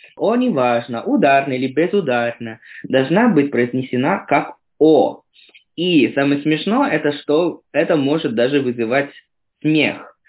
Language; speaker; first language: Russian; non-native, fluent; Italian